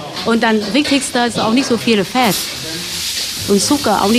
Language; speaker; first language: German; non-native, learner; Vietnamese